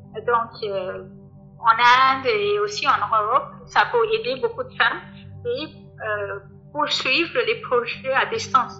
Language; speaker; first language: French; non-native, fluent; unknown